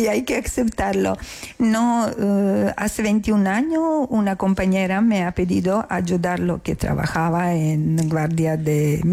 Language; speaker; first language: Spanish; non-native, learner; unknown